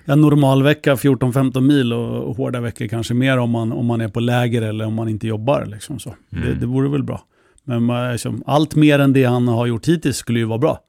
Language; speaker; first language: Swedish; native; Swedish